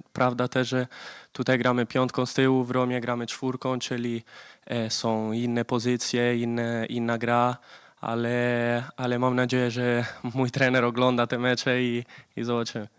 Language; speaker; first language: Polish; early bilingual, heritage; Polish